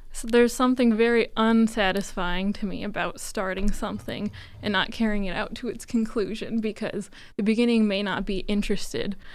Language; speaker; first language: English; native; English